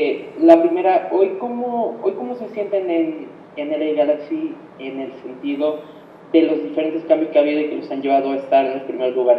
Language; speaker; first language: Spanish; native; Spanish